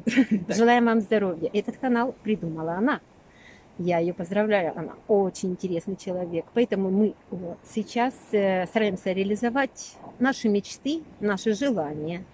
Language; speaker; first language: Russian; native; Russian